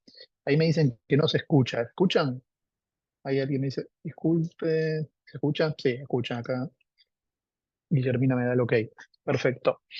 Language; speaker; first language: Spanish; native; Spanish